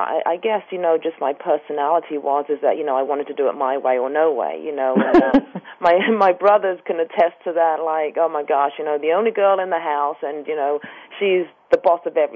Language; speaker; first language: English; native; English